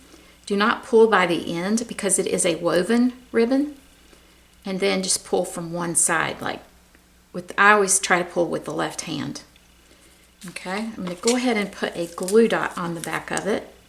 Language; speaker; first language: English; native; English